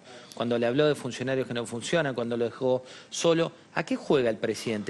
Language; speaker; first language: Spanish; native; Spanish